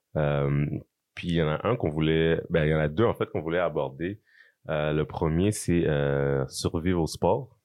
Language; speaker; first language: French; native; French